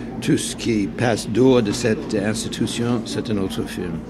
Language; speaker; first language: French; non-native, fluent; English